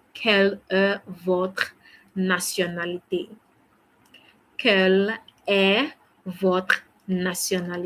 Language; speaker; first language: French; non-native, fluent; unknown